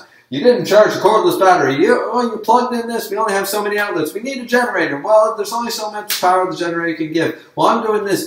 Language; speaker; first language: English; native; English